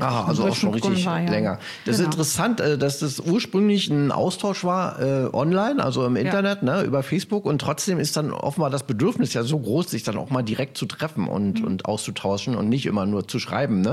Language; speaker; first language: German; native; German